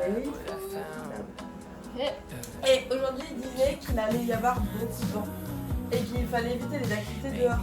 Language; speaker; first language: French; native; French